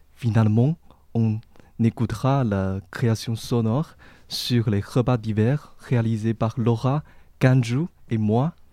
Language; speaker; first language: French; non-native, learner; Chinese